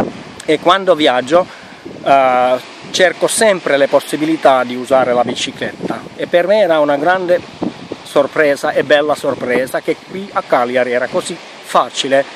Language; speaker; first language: Italian; non-native, fluent; Finnish